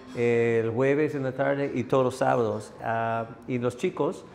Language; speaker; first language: Spanish; non-native, learner; English